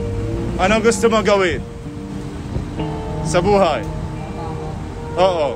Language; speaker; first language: Filipino; non-native, learner; Arabic